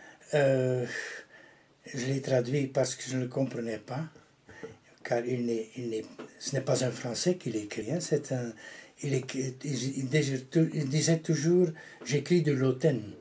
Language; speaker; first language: French; non-native, local second language; Dutch